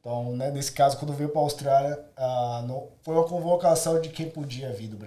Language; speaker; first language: Portuguese; native; Portuguese